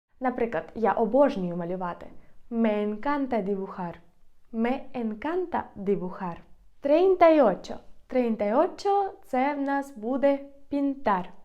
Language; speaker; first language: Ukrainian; native; Ukrainian